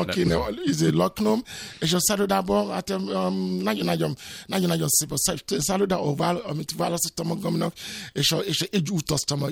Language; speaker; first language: Hungarian; non-native, fluent; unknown